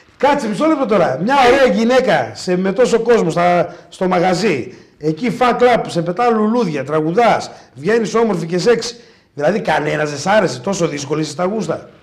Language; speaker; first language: Greek; native; Greek